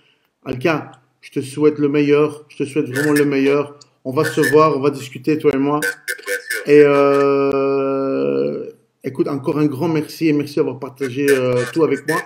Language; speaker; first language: French; native; French